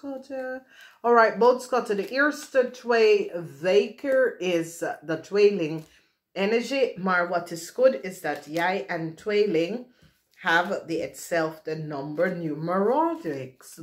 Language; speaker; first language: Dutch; non-native, fluent; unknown